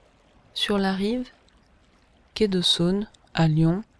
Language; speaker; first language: French; native; French